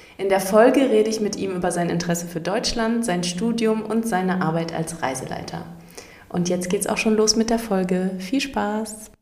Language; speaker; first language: German; native; German